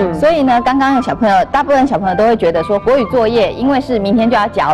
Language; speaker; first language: Chinese; native; Chinese